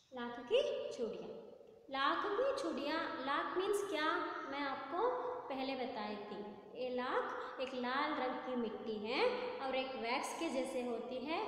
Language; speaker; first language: Hindi; non-native, local second language; Kannada